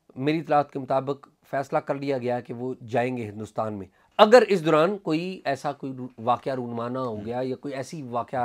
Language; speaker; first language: Urdu; non-native, local second language; Punjabi